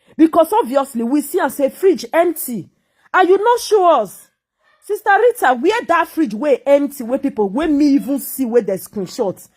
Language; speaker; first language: Nigerian Pidgin; native; Nigerian Pidgin